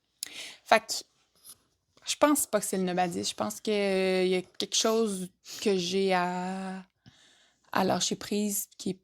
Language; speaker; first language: French; native; French